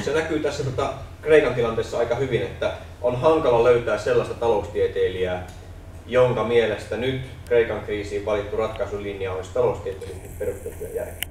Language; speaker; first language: Finnish; native; Finnish